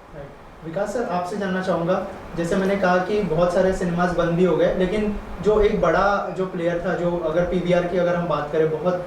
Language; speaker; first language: Hindi; native; Hindi